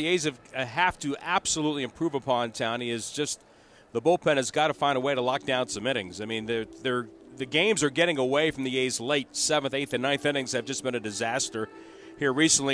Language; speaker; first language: English; native; English